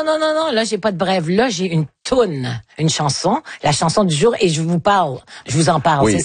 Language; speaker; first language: French; native; French